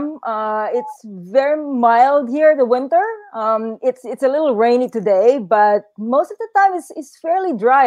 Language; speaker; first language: English; non-native, local second language; Filipino